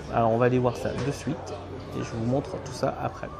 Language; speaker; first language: French; native; French